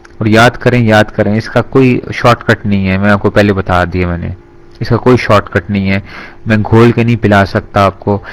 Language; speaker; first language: Urdu; native; Urdu